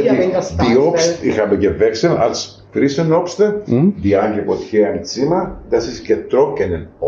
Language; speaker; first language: German; non-native, learner; Greek